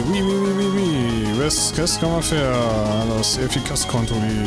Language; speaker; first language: French; non-native, learner; German